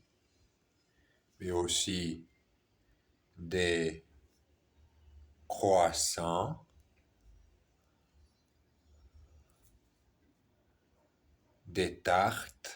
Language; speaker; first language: French; non-native, learner; Portuguese